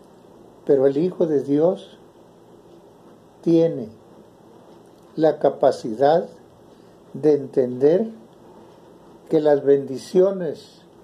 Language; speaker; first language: Spanish; native; Spanish